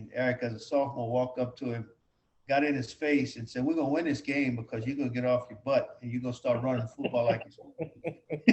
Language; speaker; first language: English; native; English